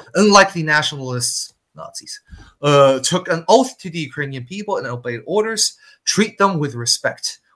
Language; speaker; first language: English; non-native, fluent; Chinese